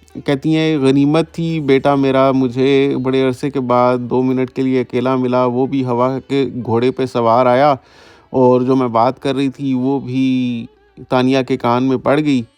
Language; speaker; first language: Urdu; native; Urdu